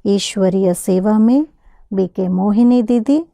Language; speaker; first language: Hindi; non-native, local second language; Telugu